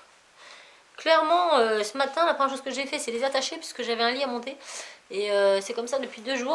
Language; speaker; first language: French; native; French